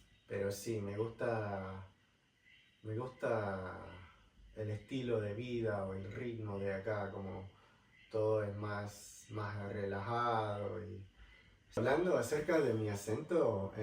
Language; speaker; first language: Spanish; non-native, fluent; English